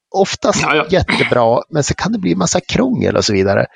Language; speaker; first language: Swedish; native; Swedish